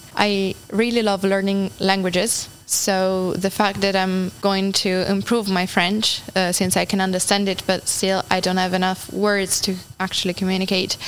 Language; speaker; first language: English; non-native, fluent; Italian